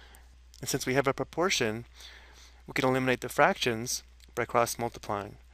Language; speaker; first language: English; native; English